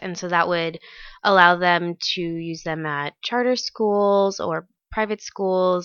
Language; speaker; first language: English; native; English